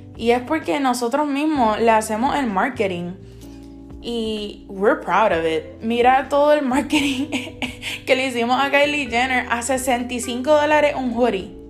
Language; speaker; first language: Spanish; early bilingual, heritage; Spanish